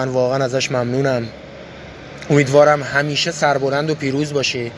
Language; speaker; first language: Persian; native; Persian